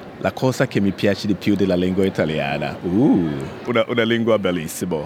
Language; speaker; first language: Italian; non-native, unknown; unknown